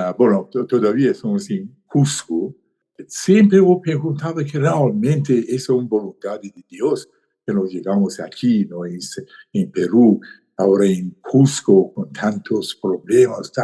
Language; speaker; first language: Portuguese; non-native, learner; Persian